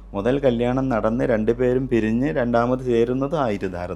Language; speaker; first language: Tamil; non-native, local second language; Malayalam